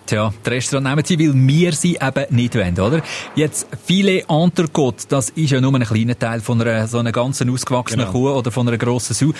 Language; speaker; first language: German; native; German